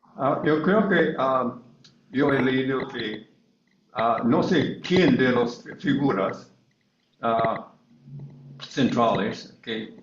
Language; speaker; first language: Spanish; non-native, learner; English